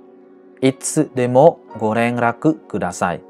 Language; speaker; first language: Japanese; non-native, fluent; Khmer